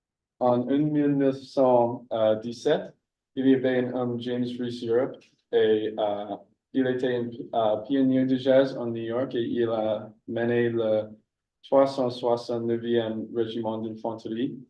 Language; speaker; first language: French; non-native, learner; English